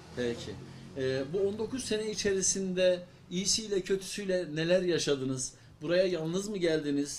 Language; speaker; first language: Turkish; native; Turkish